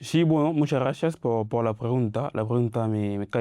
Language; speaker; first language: Spanish; non-native, fluent; French